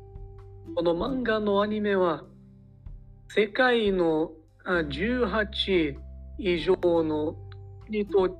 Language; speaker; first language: Japanese; non-native, learner; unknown